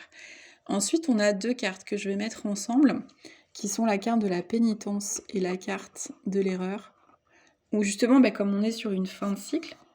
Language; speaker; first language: French; native; French